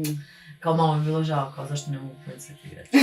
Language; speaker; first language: Bosnian; native; Bosnian